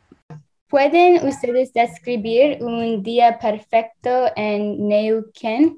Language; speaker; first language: Spanish; non-native, learner; English